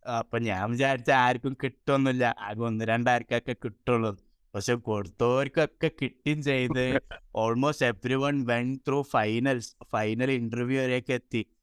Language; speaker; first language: Malayalam; early bilingual, heritage; Malayalam